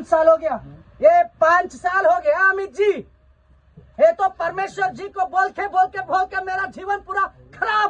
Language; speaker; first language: Hindi; non-native, local second language; Kannada